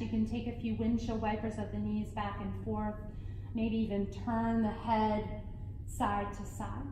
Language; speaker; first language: English; native; English